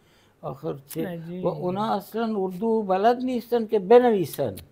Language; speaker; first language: Persian; non-native, fluent; Punjabi